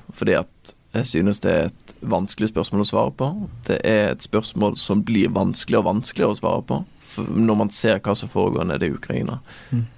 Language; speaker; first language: Norwegian; native; Norwegian